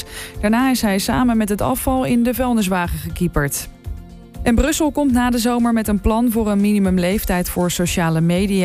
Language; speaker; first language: Dutch; native; Dutch